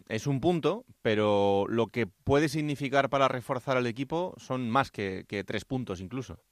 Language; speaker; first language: Spanish; native; Spanish